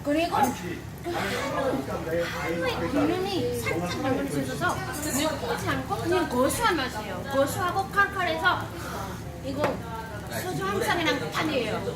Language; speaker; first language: Korean; non-native, fluent; French